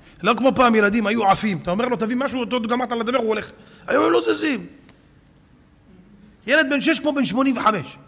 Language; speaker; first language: Hebrew; native; Hebrew